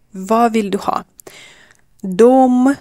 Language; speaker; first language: Swedish; non-native, learner; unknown